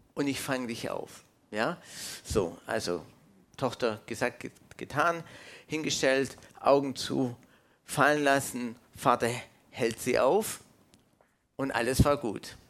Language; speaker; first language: German; non-native, fluent; English